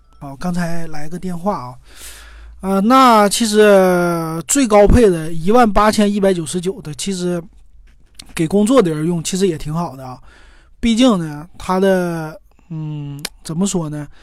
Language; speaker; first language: Chinese; native; Chinese